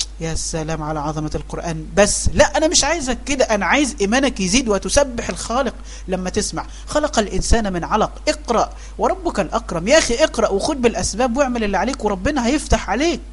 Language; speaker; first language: Arabic; native; Arabic